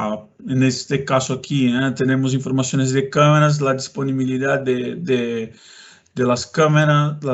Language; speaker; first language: Spanish; non-native, fluent; Portuguese